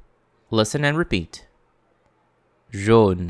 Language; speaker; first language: English; non-native, fluent; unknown